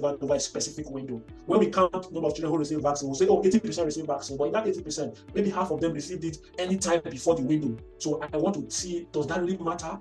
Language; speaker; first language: English; non-native, local second language; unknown